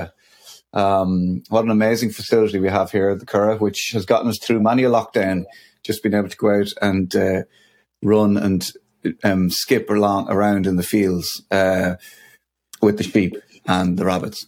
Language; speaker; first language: English; native; English